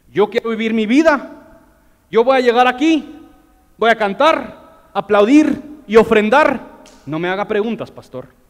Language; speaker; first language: Spanish; non-native, fluent; English